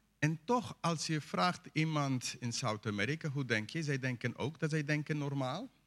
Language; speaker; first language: Dutch; non-native, fluent; English